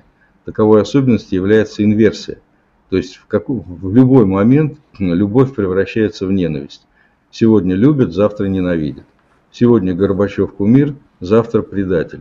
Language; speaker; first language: Russian; native; Russian